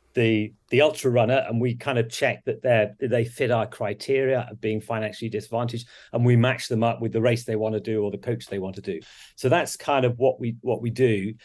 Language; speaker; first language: English; native; English